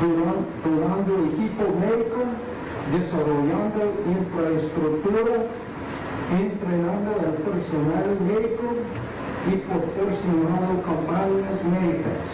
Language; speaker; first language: Spanish; non-native, fluent; English